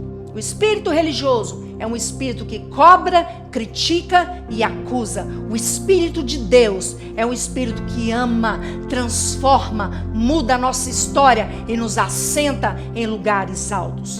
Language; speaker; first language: Portuguese; native; Portuguese